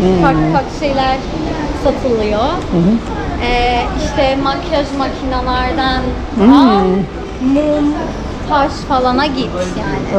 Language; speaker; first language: Turkish; non-native, fluent; Persian